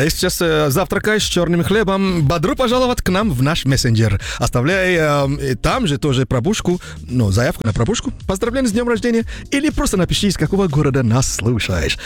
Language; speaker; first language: Russian; non-native, fluent; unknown